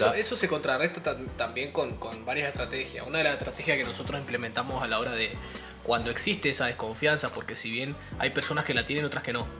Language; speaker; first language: Spanish; native; Spanish